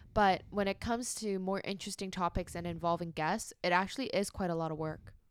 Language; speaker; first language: English; non-native, local second language; Cantonese